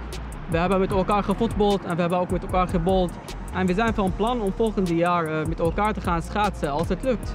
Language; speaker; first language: Dutch; non-native, fluent; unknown